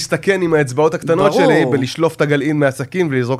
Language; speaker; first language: Hebrew; native; Hebrew